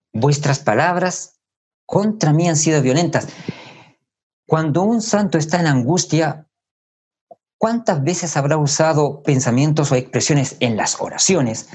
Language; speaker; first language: Spanish; native; Spanish